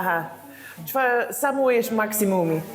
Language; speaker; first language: Albanian; non-native, learner; English